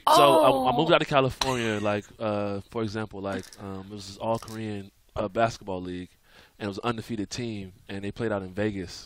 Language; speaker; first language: English; native; English